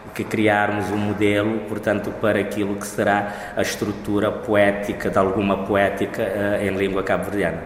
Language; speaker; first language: Portuguese; non-native, local second language; Kabuverdianu